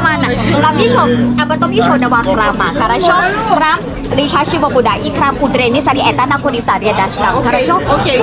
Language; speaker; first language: Russian; non-native, learner; Thai